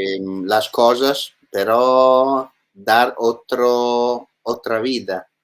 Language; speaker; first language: Spanish; non-native, learner; Italian